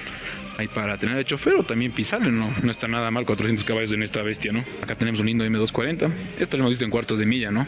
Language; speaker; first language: Spanish; native; Spanish